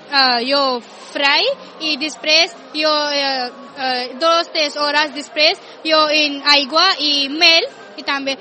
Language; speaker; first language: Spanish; non-native, learner; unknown